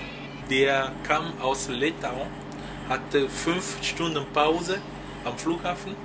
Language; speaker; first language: German; non-native, fluent; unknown